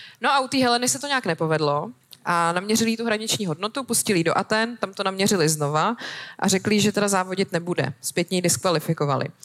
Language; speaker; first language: Czech; native; Czech